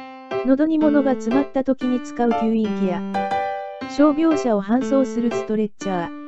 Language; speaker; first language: Japanese; native; Japanese